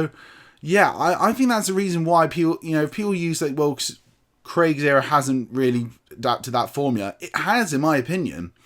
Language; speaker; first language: English; native; English